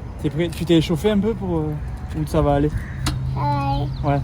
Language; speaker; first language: French; native; French